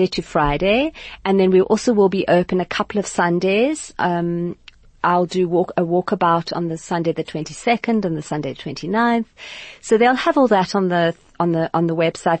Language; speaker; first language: English; native; English